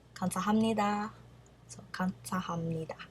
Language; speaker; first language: Korean; early bilingual, heritage; Korean